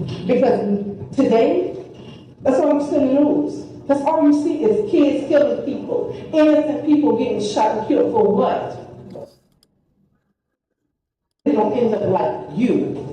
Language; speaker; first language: English; native; English